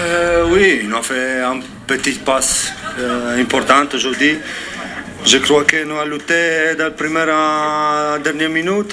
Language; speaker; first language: French; non-native, learner; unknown